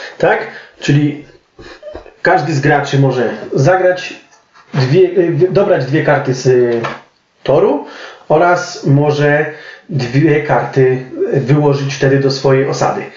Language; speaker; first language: Polish; native; Polish